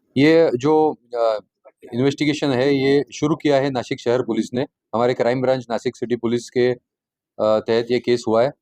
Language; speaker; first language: Hindi; non-native, local second language; Marathi